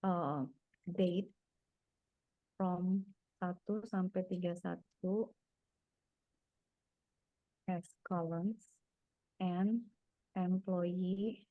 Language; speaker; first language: English; non-native, fluent; Indonesian